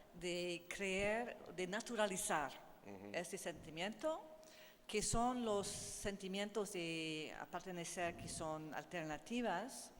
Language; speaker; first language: Spanish; non-native, learner; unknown